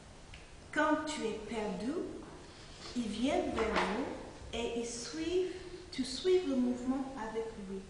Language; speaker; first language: French; non-native, fluent; English